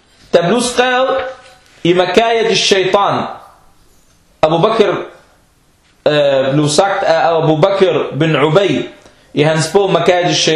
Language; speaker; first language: Danish; non-native, fluent; Arabic